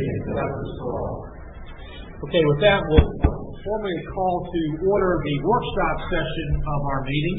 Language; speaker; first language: English; native; English